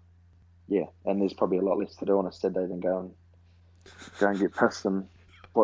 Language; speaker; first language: English; native; English